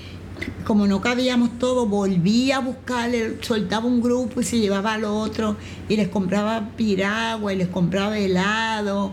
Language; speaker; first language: Spanish; native; Spanish